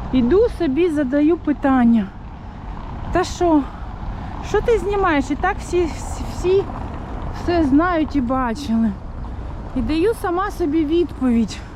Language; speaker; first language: Ukrainian; non-native, local second language; Russian